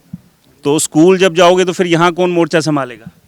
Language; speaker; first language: Hindi; native; Hindi